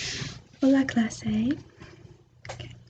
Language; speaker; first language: Spanish; non-native, learner; English